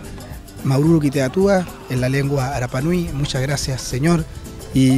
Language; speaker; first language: Spanish; native; Spanish